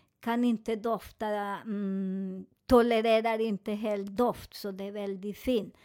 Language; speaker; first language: Swedish; non-native, fluent; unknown